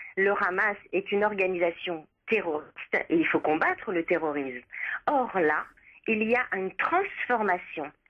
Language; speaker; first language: French; native; French